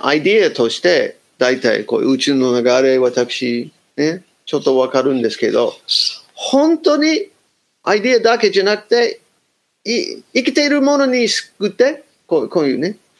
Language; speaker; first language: Japanese; non-native, fluent; English